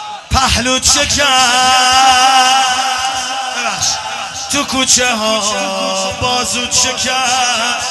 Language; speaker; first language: Persian; native; Persian